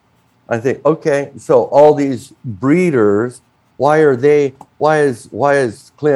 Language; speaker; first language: English; native; English